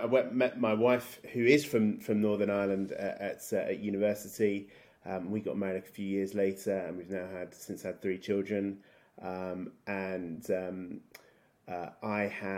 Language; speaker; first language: English; native; English